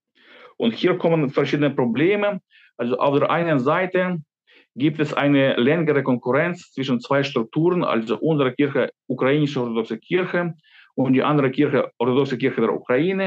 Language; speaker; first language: German; non-native, fluent; Ukrainian